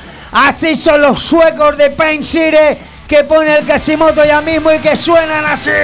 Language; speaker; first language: Spanish; native; Spanish